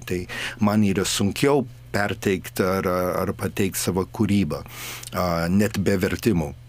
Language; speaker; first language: Lithuanian; early bilingual, heritage; English